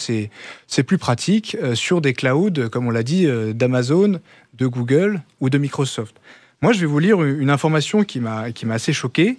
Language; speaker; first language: French; native; French